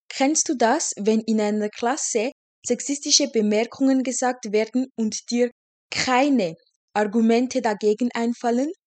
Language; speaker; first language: German; non-native, fluent; French